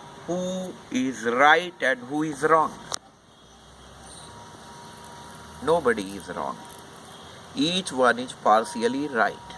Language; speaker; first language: English; non-native, local second language; Hindi